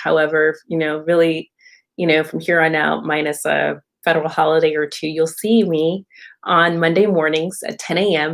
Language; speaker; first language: English; native; English